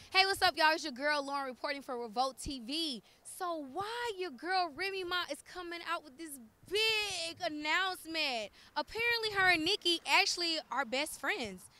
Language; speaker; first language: English; native; English